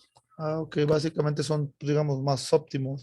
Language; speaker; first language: Spanish; native; Spanish